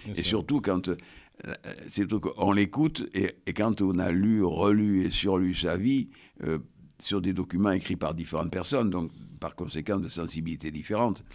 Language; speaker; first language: French; native; French